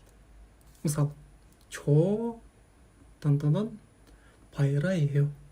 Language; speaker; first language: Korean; non-native, fluent; Kazakh